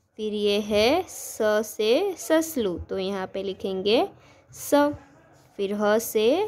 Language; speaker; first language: Hindi; non-native, local second language; Gujarati